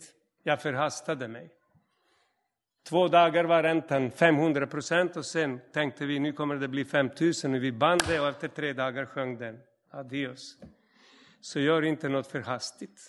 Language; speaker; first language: Swedish; non-native, fluent; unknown